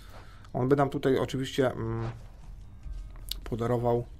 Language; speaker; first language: Polish; native; Polish